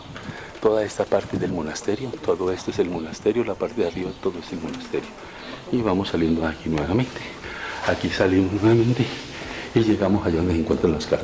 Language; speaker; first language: Spanish; native; Spanish